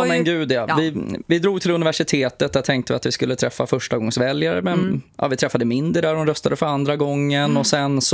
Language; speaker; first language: Swedish; native; Swedish